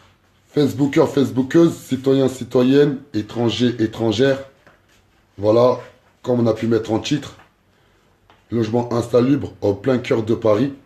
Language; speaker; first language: French; native; French